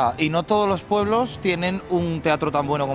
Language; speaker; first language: Spanish; native; Spanish